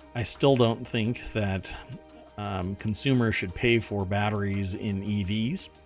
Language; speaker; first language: English; non-native, fluent; German